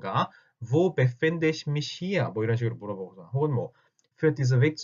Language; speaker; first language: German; non-native, fluent; Korean